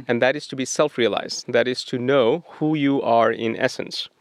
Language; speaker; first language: English; non-native, local second language; Bangla